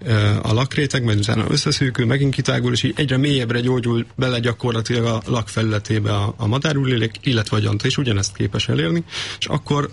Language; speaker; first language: Hungarian; native; Hungarian